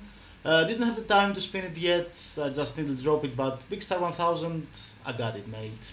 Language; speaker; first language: English; non-native, fluent; Greek